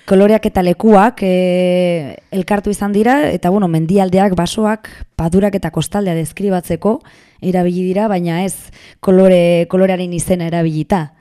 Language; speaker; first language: Basque; non-native, local second language; Spanish